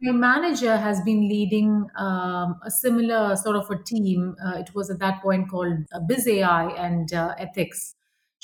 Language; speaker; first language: English; non-native, local second language; Malayalam